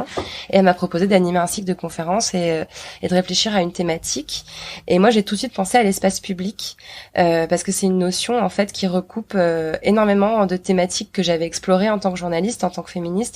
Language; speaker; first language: French; native; French